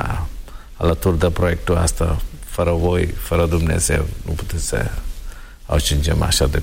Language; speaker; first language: Romanian; non-native, learner; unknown